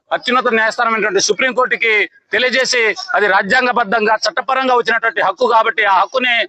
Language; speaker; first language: Telugu; non-native, local second language; Lambadi